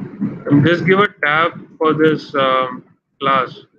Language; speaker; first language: English; non-native, local second language; Hindi